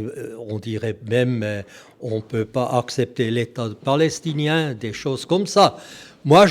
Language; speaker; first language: French; non-native, local second language; German